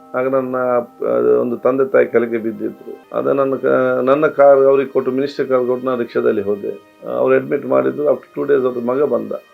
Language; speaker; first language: Kannada; non-native, local second language; Urdu